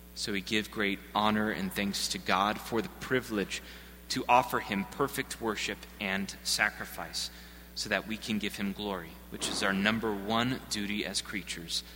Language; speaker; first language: English; native; English